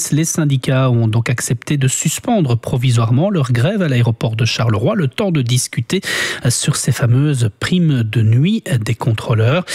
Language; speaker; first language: French; native; French